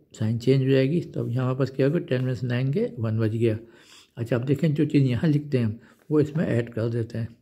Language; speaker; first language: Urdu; non-native, local second language; Punjabi